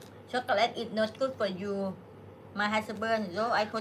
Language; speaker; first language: English; non-native, learner; Thai